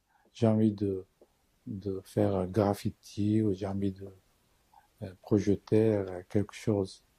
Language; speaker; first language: French; non-native, learner; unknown